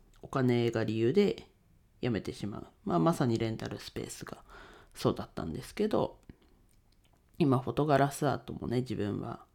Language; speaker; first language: Japanese; native; Japanese